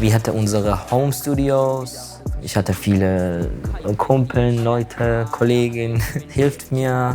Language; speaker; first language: German; non-native, learner; Turkish